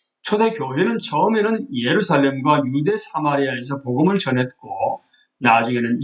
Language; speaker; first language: Korean; native; Korean